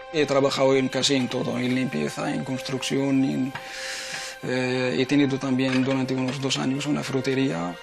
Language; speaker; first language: Spanish; non-native, fluent; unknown